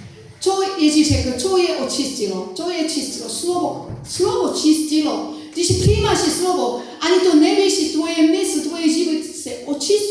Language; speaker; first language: Czech; non-native, fluent; Korean